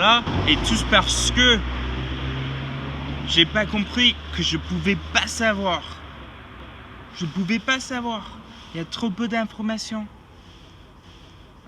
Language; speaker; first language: French; non-native, fluent; English